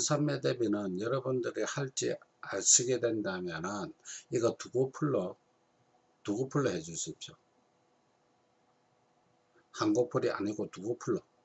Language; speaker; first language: Korean; native; Korean